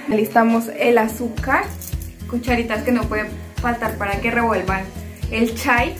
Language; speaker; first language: Spanish; native; Spanish